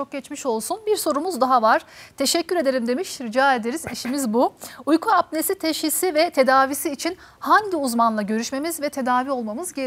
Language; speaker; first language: Turkish; native; Turkish